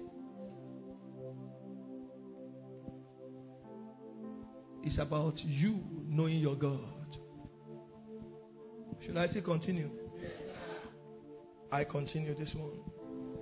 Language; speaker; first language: English; non-native, local second language; Yoruba